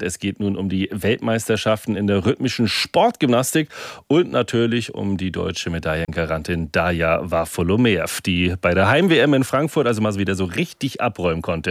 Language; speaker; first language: German; native; German